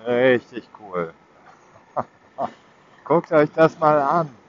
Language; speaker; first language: German; native; German